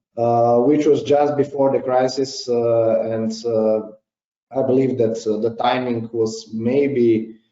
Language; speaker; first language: English; non-native, fluent; Slovenian